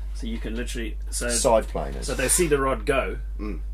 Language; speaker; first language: English; native; English